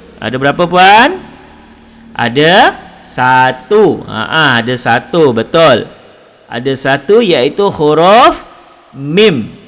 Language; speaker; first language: Malay; native; Malay